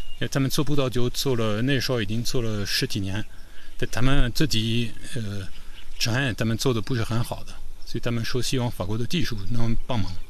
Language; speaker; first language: Chinese; non-native, fluent; French